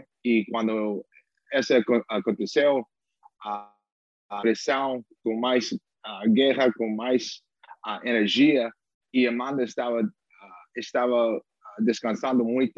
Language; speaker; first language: Portuguese; non-native, learner; English